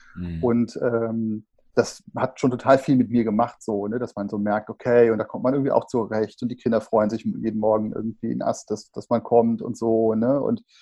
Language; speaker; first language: German; native; German